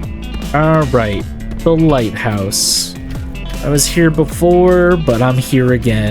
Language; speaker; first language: English; native; English